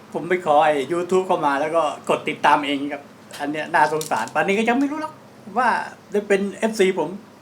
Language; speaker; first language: Thai; non-native, local second language; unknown